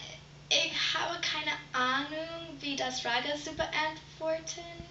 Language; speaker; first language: German; non-native, learner; English